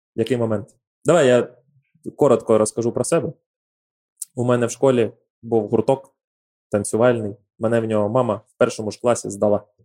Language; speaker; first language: Ukrainian; native; Ukrainian